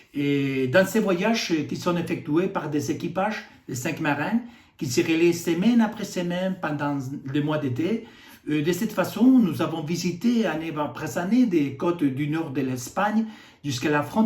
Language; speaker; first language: French; non-native, fluent; Spanish